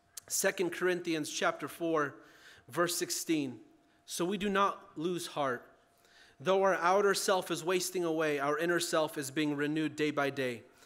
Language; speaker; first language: English; early bilingual, other home language; Ukrainian